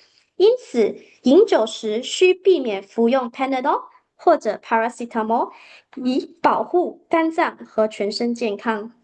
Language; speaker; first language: Chinese; native; Chinese